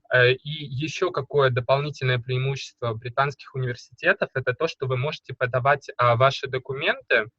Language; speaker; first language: Russian; native; Russian